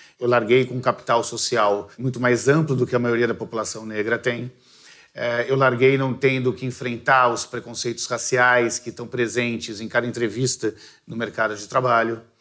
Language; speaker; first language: Portuguese; native; Portuguese